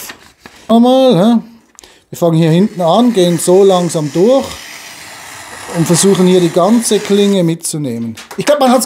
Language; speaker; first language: German; native; German